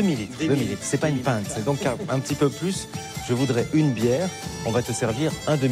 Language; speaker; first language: French; native; French